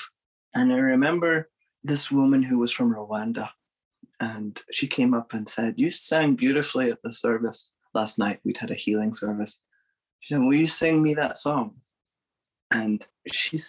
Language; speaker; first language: English; native; English